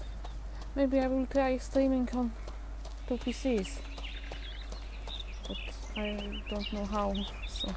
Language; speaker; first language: English; non-native, fluent; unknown